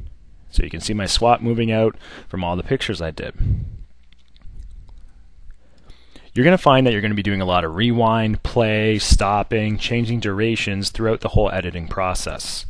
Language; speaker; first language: English; native; English